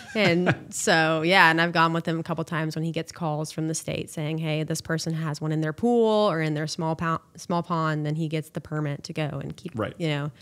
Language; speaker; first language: English; native; English